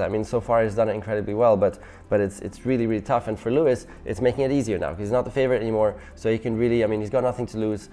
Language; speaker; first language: English; non-native, fluent; German